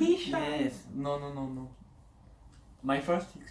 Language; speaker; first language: English; non-native, learner; Korean